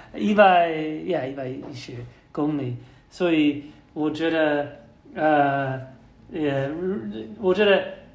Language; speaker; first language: Chinese; non-native, learner; English